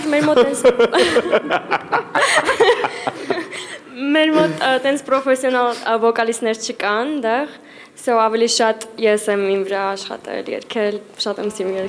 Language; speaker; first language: Armenian; early bilingual, heritage; Armenian